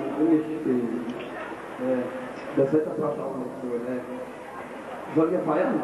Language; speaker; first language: German; non-native, fluent; English